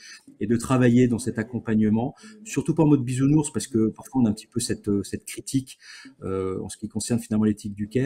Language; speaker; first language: French; native; French